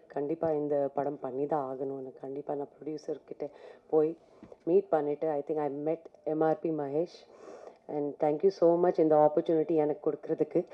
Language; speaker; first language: Tamil; non-native, fluent; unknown